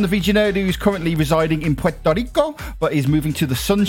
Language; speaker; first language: English; native; English